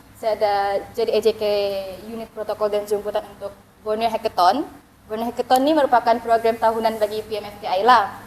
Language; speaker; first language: Malay; native; Malay